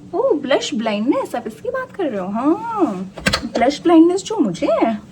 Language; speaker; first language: Hindi; native; Hindi